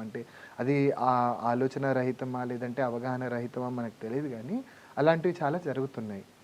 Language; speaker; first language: Telugu; non-native, local second language; Lambadi